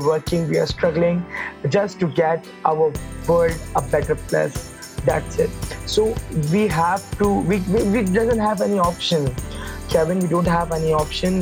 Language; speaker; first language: English; non-native, local second language; Urdu